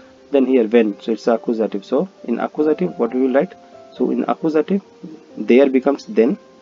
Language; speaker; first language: English; non-native, local second language; Hindi